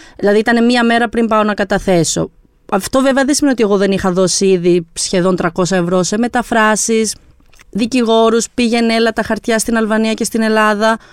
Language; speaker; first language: Greek; early bilingual, other home language; Albanian